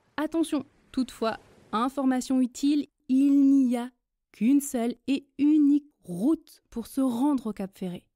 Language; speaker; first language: French; native; French